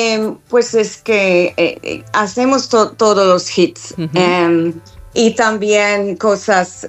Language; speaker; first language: Spanish; non-native, learner; English